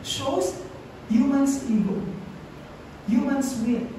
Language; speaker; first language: English; non-native, local second language; Filipino